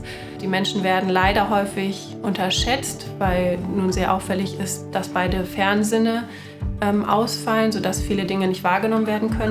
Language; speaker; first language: German; native; German